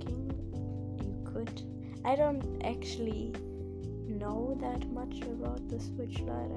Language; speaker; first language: English; non-native, fluent; German